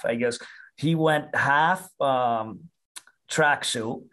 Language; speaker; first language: English; native; English